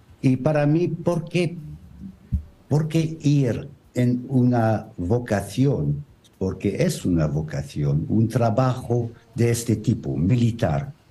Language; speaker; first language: Spanish; non-native, learner; French